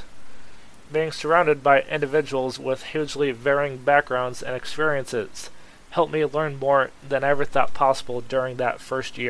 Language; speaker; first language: English; native; English